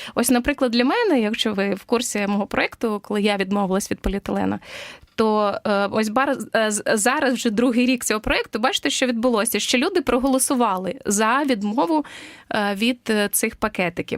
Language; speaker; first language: Ukrainian; native; Ukrainian